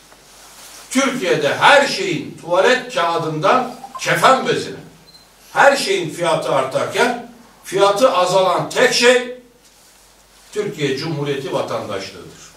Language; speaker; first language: Turkish; native; Turkish